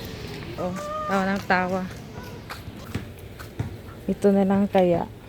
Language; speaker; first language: Filipino; non-native, local second language; Cebuano